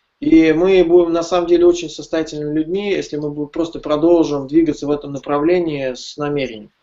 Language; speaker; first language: Russian; native; Russian